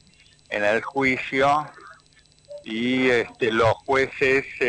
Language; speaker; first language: Spanish; native; Spanish